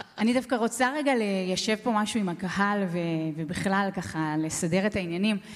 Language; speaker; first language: Hebrew; native; Hebrew